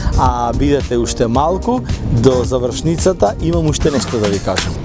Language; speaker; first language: Macedonian; native; Macedonian